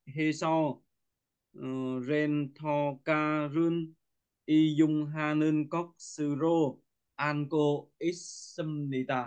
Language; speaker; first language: Korean; non-native, learner; Vietnamese